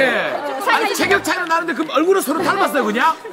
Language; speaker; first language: Korean; native; Korean